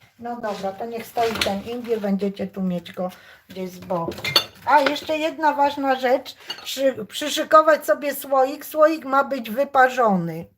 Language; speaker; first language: Polish; native; Polish